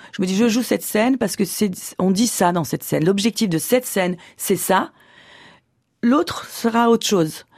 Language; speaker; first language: French; early bilingual, other home language; Portuguese